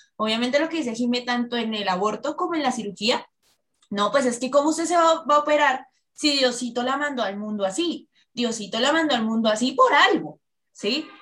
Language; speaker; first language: Spanish; native; Spanish